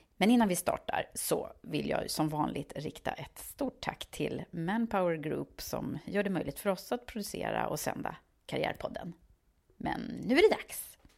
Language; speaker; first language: Swedish; native; Swedish